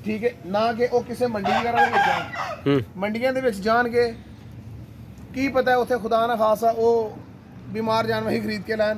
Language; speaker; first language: Punjabi; native; Punjabi